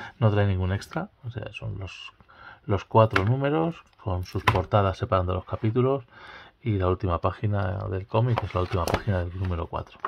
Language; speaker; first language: Spanish; native; Spanish